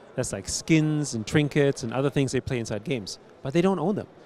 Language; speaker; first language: English; early bilingual, other home language; German